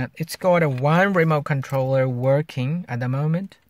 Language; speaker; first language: English; non-native, learner; Chinese